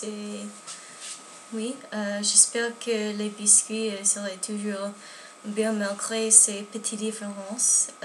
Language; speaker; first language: French; non-native, learner; English